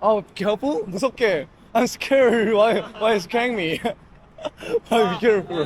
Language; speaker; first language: English; non-native, learner; Korean